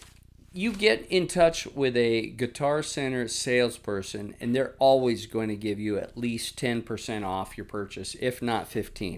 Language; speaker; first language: English; native; English